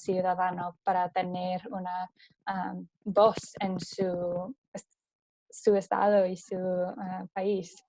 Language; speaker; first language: Spanish; non-native, learner; English